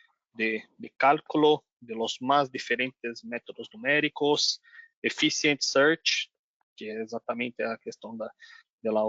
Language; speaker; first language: Spanish; non-native, learner; Portuguese